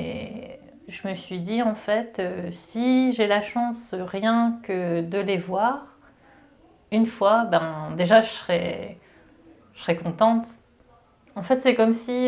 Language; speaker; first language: French; native; French